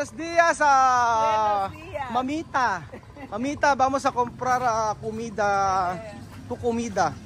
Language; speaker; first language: Spanish; non-native, learner; Filipino